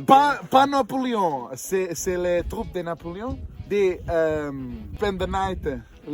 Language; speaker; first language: French; non-native, learner; Portuguese